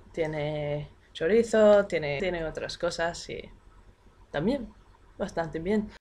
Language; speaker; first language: Spanish; non-native, fluent; English